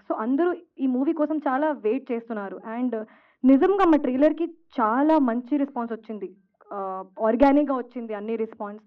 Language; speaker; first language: Telugu; non-native, fluent; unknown